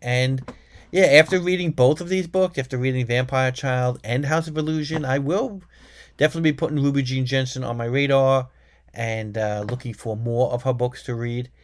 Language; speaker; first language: English; native; English